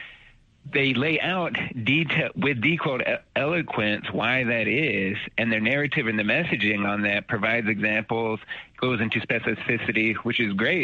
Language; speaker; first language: English; native; English